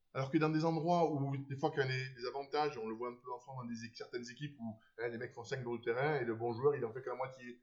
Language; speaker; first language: French; native; French